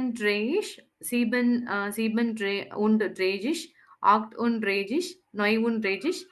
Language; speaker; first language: German; non-native, learner; Tamil